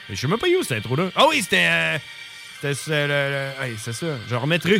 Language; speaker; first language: French; native; French